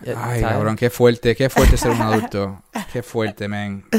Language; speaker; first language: Spanish; native; Spanish